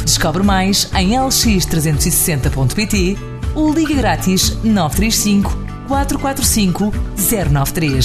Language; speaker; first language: Portuguese; native; Portuguese